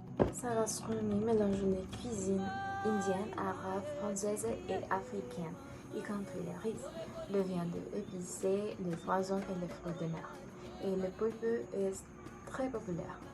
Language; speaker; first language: French; non-native, learner; Spanish